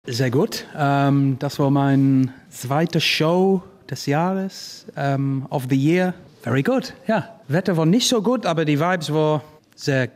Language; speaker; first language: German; non-native, learner; English